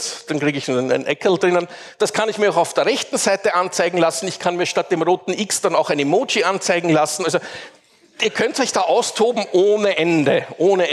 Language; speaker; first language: German; native; German